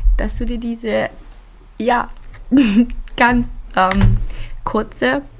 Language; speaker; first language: German; early bilingual, other home language; Filipino